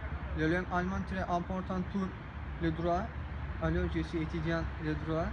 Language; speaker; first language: French; non-native, learner; Turkish